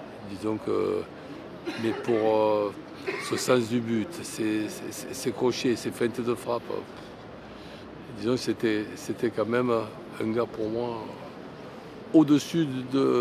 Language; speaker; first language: French; native; French